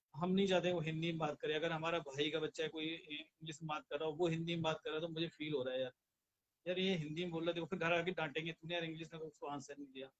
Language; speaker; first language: Hindi; native; Hindi